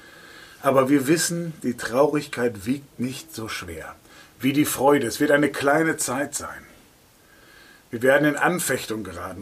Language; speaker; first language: German; native; German